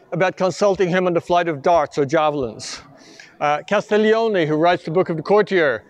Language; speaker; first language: English; native; English